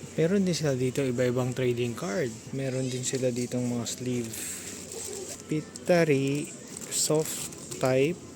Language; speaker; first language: Filipino; native; Filipino